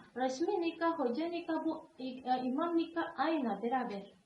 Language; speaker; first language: Turkish; non-native, learner; Indonesian